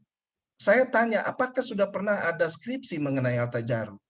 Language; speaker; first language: Indonesian; native; Indonesian